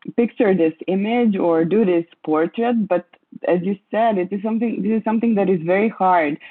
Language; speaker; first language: English; non-native, fluent; Croatian